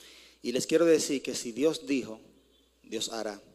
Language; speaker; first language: Spanish; native; Spanish